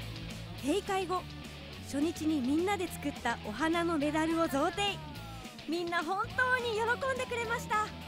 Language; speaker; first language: Japanese; native; Japanese